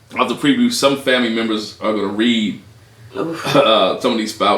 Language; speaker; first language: English; native; English